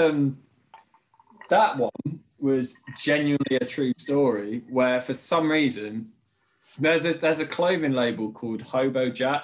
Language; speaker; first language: English; native; English